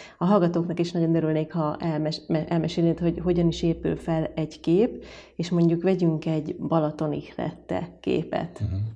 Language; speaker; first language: Hungarian; native; Hungarian